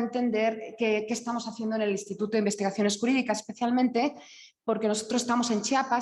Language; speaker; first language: Spanish; native; Spanish